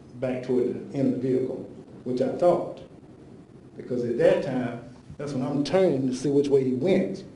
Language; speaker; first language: English; native; English